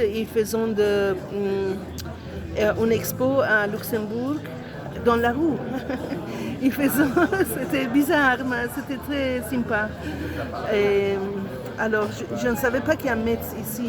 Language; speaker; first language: French; non-native, learner; Italian